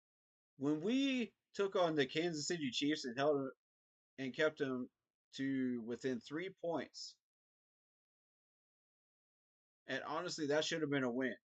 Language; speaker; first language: English; native; English